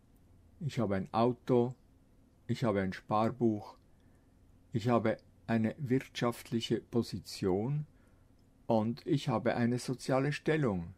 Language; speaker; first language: German; non-native, fluent; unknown